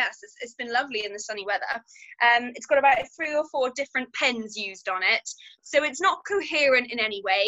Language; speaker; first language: English; native; English